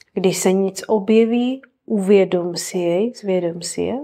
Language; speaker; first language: Czech; native; Czech